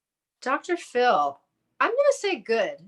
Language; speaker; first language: English; native; English